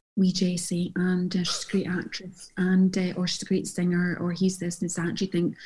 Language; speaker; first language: English; native; English